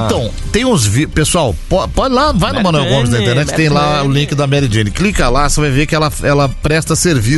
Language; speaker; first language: Portuguese; native; Portuguese